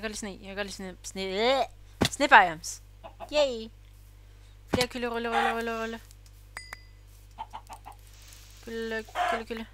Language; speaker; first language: Danish; native; Danish